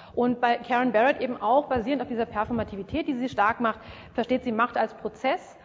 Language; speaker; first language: German; native; German